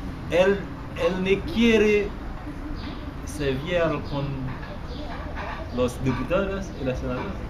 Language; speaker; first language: Spanish; non-native, learner; Haitian Creole